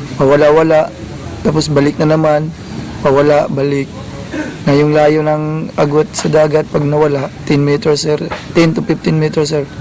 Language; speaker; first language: Filipino; non-native, local second language; Cebuano